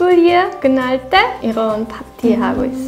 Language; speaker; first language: Korean; non-native, learner; German